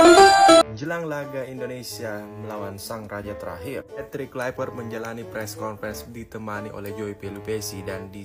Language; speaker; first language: Indonesian; native; Indonesian